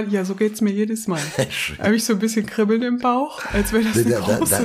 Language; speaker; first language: German; native; German